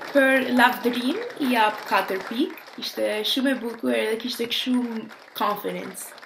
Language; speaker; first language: Albanian; early bilingual, heritage; Albanian